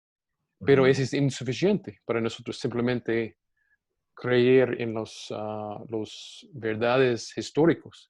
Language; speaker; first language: Spanish; non-native, fluent; English